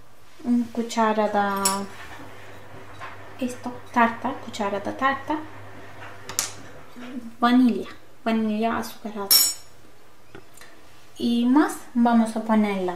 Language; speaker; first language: Spanish; non-native, learner; Turkish